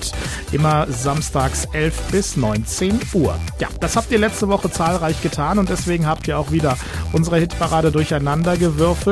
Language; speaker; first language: German; native; German